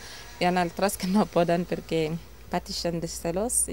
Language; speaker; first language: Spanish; non-native, local second language; Wolof